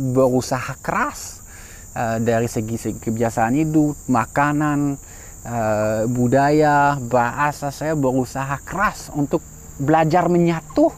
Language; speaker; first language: Indonesian; non-native, fluent; French